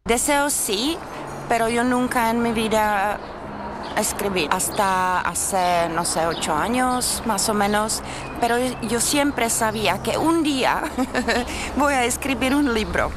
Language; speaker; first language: Spanish; non-native, fluent; Czech